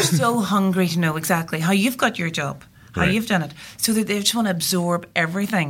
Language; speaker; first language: English; native; English